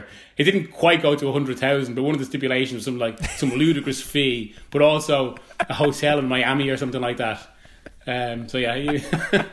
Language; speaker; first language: English; native; English